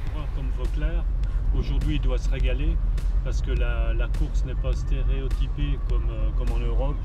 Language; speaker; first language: French; native; French